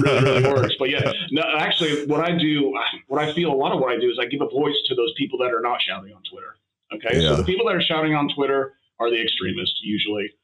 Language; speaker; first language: English; native; English